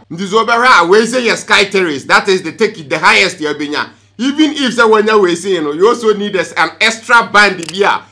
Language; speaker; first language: English; non-native, local second language; Akan